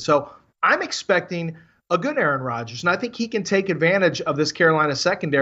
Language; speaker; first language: English; native; English